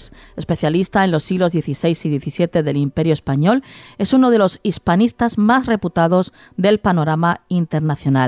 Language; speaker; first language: Spanish; native; Spanish